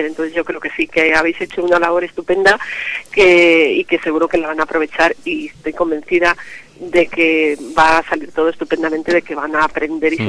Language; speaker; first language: Spanish; native; Spanish